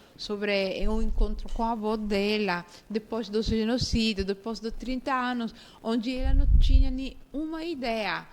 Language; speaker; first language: Portuguese; non-native, fluent; Italian